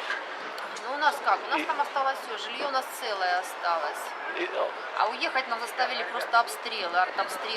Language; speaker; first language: Russian; native; Russian